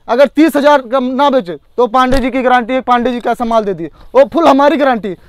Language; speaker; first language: Hindi; native; Hindi